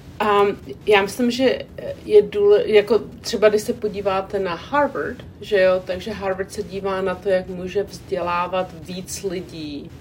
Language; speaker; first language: Czech; non-native, local second language; English